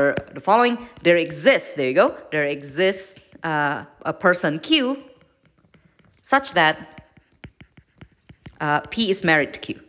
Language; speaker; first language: English; non-native, fluent; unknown